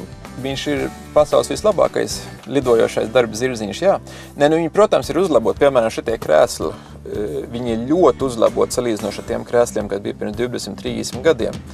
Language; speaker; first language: Latvian; native; Latvian